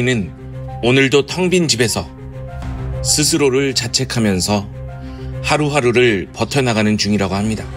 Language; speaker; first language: Korean; native; Korean